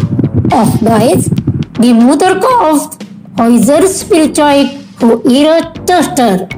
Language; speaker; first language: German; non-native, learner; Indonesian